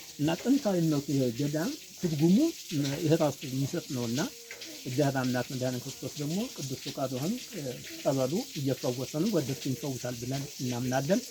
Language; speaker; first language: Amharic; native; Amharic